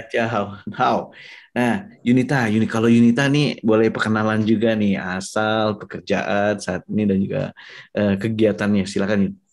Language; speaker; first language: Indonesian; native; Indonesian